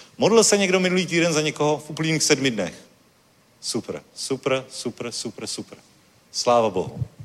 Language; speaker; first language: Czech; native; Czech